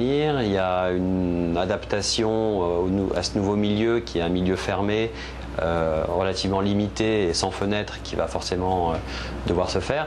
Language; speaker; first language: French; native; French